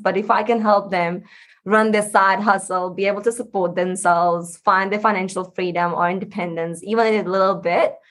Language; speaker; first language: English; non-native, local second language; Punjabi